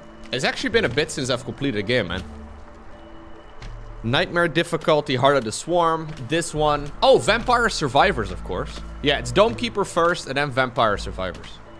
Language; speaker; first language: English; non-native, fluent; Dutch